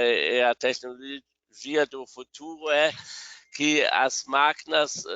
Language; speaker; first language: Portuguese; non-native, fluent; German